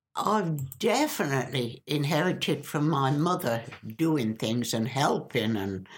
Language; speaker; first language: English; native; English